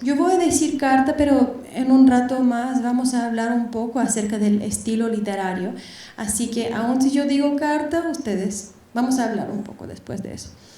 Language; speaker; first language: Spanish; non-native, fluent; Bulgarian